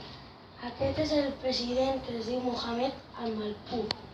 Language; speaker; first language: Catalan; non-native, local second language; Spanish